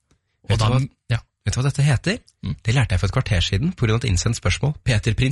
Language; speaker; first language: Norwegian; native; Norwegian